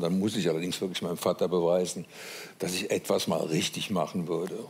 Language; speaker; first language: German; native; German